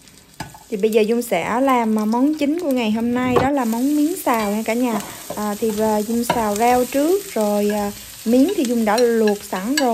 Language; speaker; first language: Vietnamese; native; Vietnamese